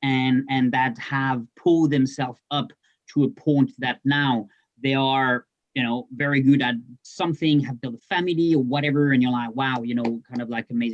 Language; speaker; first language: English; non-native, fluent; French